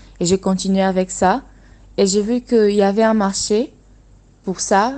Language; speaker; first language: French; non-native, fluent; Portuguese